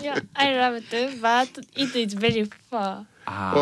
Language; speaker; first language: English; non-native, learner; Japanese